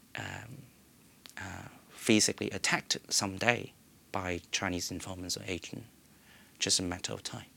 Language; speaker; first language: English; non-native, local second language; Cantonese